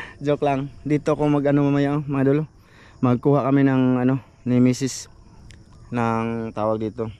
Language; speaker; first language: Filipino; non-native, local second language; Cebuano